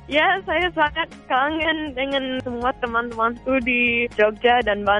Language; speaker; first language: Indonesian; non-native, fluent; English